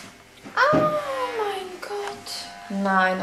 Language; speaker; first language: German; non-native, fluent; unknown